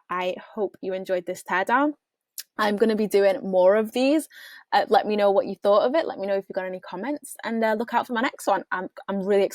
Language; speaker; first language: English; native; English